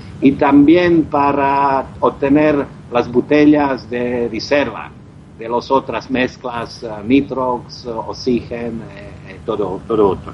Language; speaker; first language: Spanish; non-native, learner; Croatian